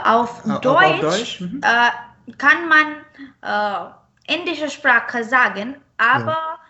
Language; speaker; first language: German; non-native, fluent; Marathi